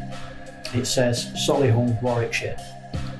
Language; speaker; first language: English; native; English